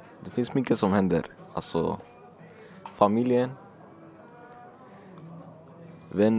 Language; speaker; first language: Swedish; early bilingual, other home language; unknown